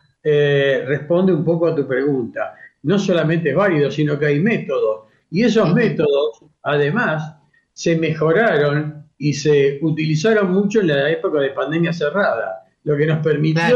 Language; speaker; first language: Spanish; native; Spanish